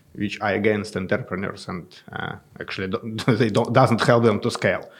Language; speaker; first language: English; non-native, fluent; Russian